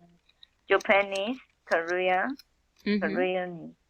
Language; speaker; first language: English; non-native, learner; Chinese